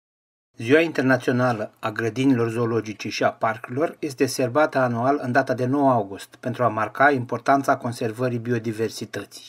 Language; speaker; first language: Romanian; native; Romanian